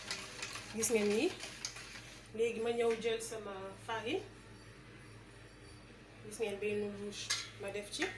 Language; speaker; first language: French; non-native, local second language; Wolof